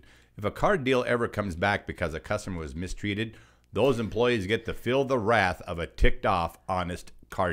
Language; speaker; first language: English; native; English